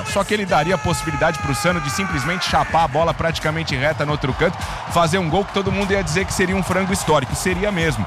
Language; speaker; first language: Portuguese; native; Portuguese